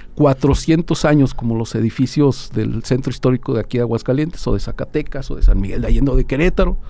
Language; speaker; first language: Spanish; native; Spanish